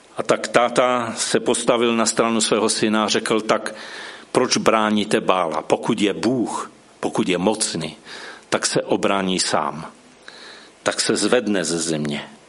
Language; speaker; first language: Czech; non-native, local second language; Polish